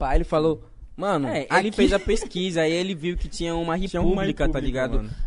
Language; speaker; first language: Portuguese; non-native, fluent; Akan